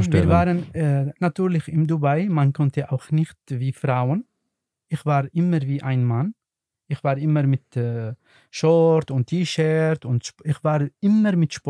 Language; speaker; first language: German; non-native, learner; Arabic